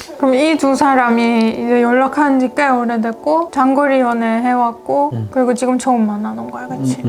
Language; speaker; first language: Korean; non-native, fluent; Turkish